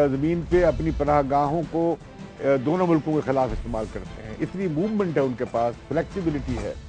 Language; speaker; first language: Urdu; native; Urdu